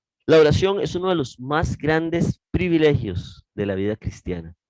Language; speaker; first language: Spanish; native; Spanish